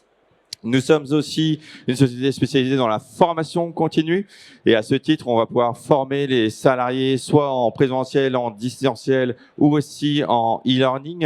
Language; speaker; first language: French; native; French